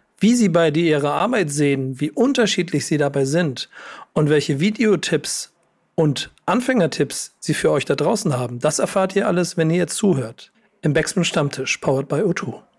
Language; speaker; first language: German; native; German